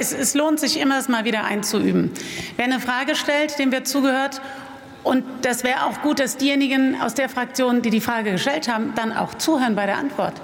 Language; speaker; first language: German; native; German